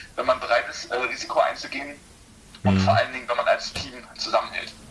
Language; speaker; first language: German; native; German